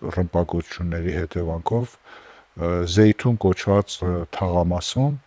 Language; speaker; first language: Armenian; native; Armenian